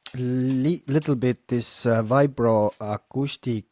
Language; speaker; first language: English; non-native, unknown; Estonian